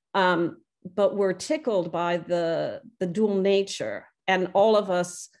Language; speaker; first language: English; native; English